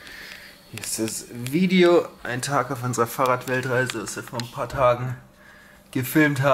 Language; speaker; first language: German; native; German